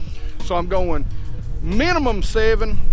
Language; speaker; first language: English; native; English